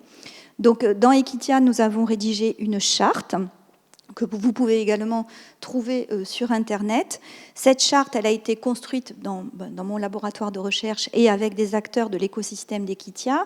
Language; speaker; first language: French; native; French